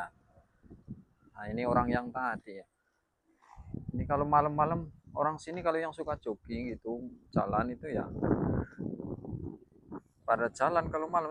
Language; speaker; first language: Indonesian; non-native, local second language; Javanese